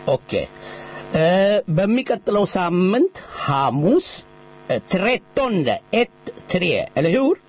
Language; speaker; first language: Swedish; non-native, fluent; Amharic